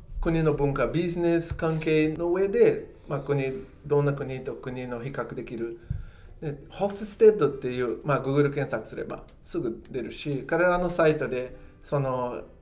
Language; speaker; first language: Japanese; non-native, fluent; Portuguese